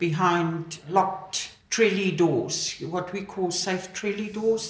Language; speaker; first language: English; native; English